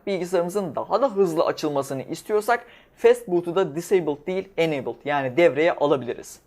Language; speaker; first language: Turkish; native; Turkish